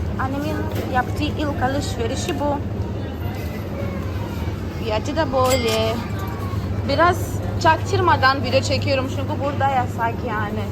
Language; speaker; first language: Turkish; non-native, fluent; Portuguese